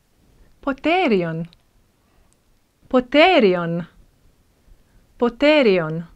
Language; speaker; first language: Greek; non-native, fluent; English